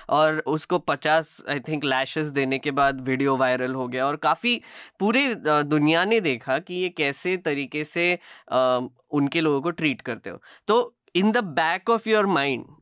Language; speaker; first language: Hindi; native; Hindi